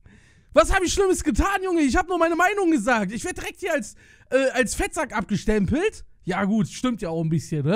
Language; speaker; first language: German; native; German